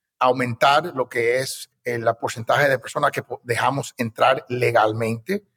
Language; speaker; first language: Spanish; early bilingual, heritage; Spanish